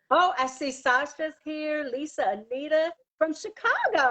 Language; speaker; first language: English; native; English